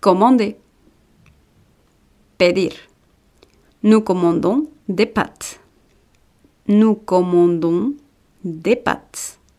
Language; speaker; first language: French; non-native, fluent; Spanish